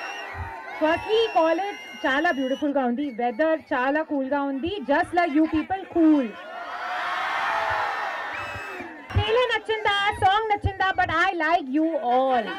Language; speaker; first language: Telugu; non-native, learner; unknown